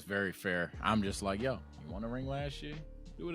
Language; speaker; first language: English; native; English